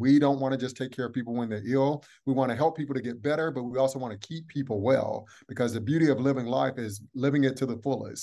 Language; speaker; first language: English; native; English